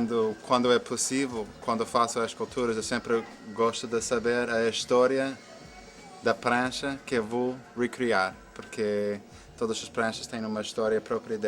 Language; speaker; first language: Portuguese; non-native, fluent; English